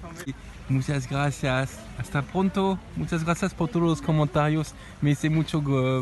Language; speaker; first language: Spanish; non-native, learner; French